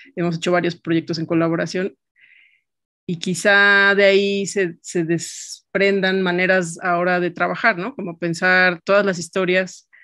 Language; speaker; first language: Spanish; native; Spanish